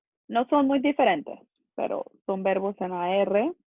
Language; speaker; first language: Spanish; non-native, fluent; English